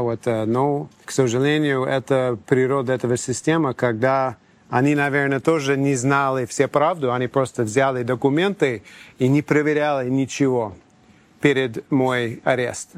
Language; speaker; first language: Russian; non-native, fluent; English